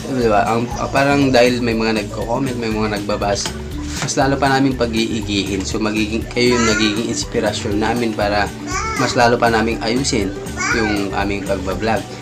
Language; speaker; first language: Filipino; non-native, local second language; Iloko